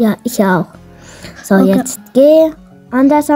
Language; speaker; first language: German; non-native, learner; Arabic